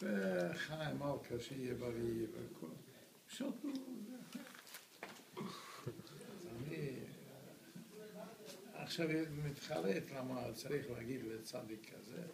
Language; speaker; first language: Hebrew; non-native, fluent; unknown